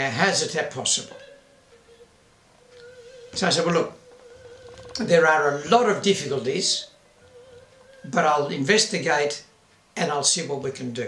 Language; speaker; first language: English; native; English